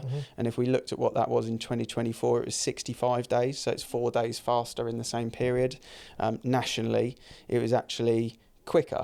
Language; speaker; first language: English; native; English